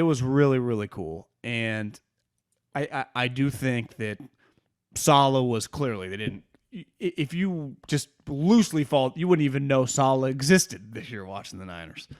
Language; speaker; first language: English; native; English